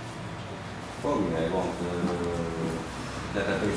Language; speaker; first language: English; non-native, fluent; Arabic